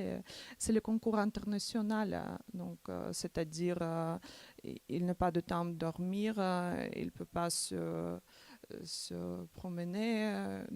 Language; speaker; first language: French; non-native, learner; Macedonian